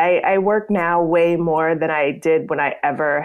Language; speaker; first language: English; native; English